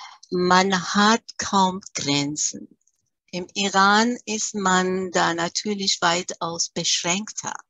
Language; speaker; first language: German; early bilingual, other home language; Persian